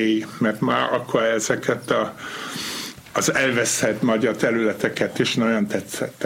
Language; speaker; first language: Hungarian; non-native, fluent; German